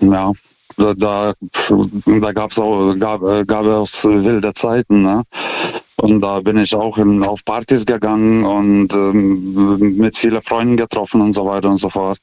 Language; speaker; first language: German; non-native, fluent; Lithuanian